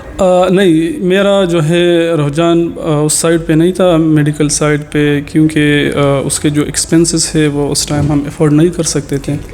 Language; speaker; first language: Urdu; non-native, local second language; Pashto